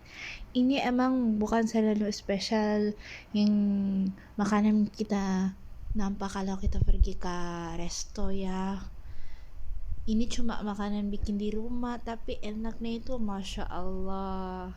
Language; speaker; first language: Indonesian; non-native, learner; Filipino